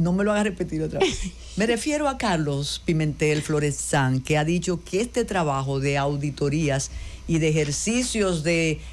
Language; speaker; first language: Spanish; native; Spanish